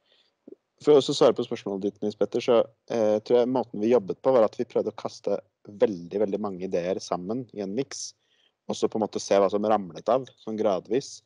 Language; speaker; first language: Norwegian; native; Norwegian